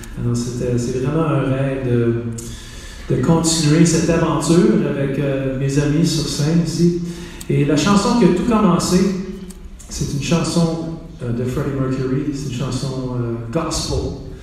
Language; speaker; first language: French; native; French